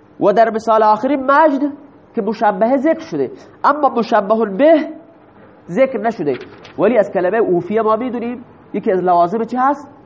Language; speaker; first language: Persian; non-native, local second language; Baluchi